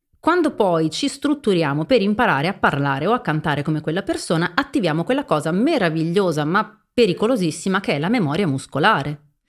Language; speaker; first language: Italian; native; Italian